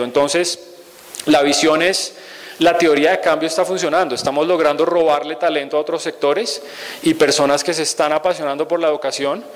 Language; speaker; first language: Spanish; native; Spanish